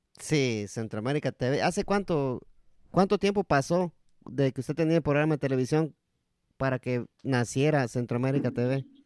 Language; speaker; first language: Spanish; native; Spanish